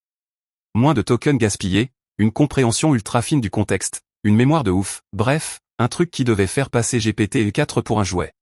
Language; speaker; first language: French; native; French